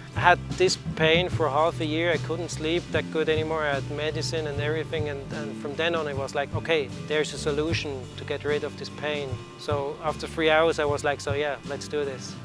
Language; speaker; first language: English; non-native, fluent; Swiss German